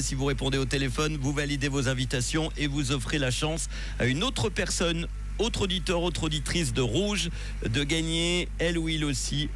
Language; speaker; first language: French; native; French